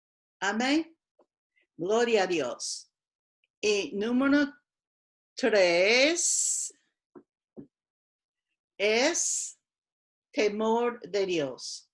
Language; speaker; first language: Spanish; non-native, fluent; English